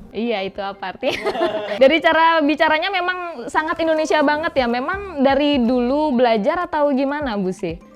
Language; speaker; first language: Indonesian; native; Indonesian